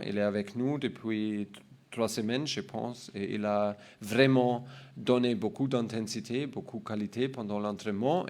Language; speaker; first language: French; non-native, learner; German